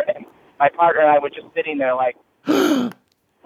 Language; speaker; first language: English; native; English